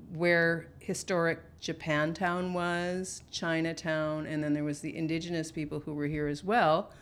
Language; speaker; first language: English; native; English